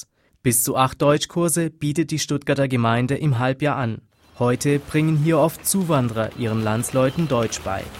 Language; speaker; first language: German; native; German